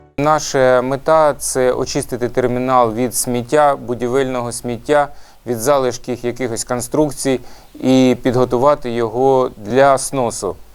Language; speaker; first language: Ukrainian; native; Ukrainian